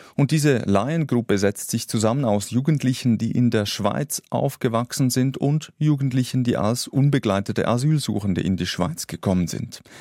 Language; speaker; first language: German; native; German